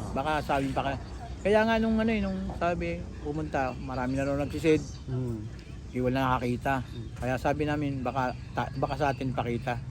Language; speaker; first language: Filipino; native; Filipino